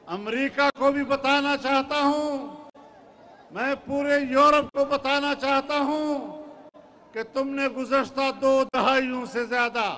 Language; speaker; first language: Urdu; non-native, local second language; Pashto